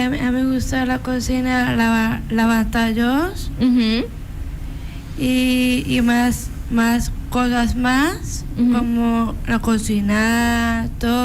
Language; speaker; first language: Spanish; non-native, learner; Papiamento